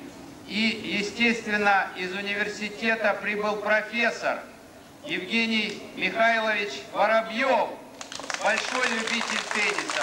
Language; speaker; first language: Russian; native; Russian